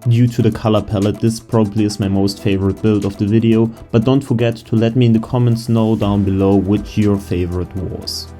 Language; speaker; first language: English; non-native, fluent; German